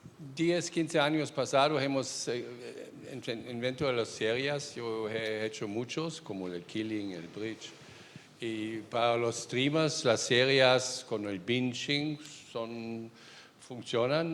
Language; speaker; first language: Spanish; non-native, fluent; German